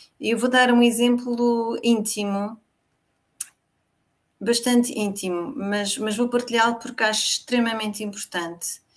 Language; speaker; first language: Portuguese; native; Portuguese